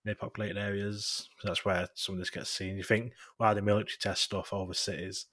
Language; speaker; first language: English; native; English